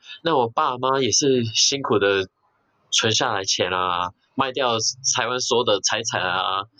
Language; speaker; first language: Chinese; early bilingual, heritage; Chinese